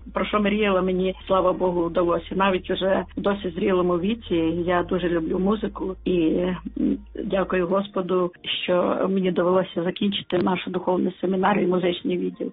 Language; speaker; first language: Ukrainian; non-native, local second language; Russian